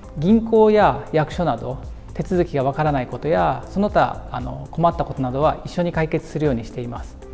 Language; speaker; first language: Japanese; native; Japanese